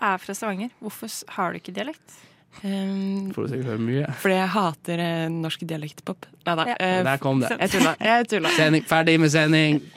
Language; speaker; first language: Norwegian; native; Norwegian